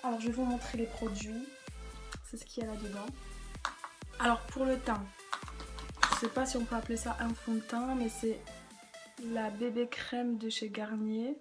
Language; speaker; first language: French; native; French